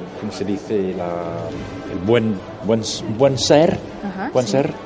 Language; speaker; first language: Spanish; non-native, fluent; English